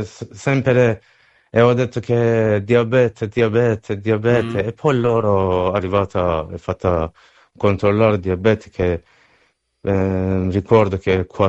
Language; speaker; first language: Italian; non-native, learner; Persian